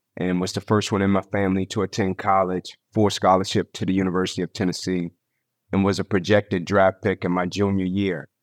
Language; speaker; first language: English; native; English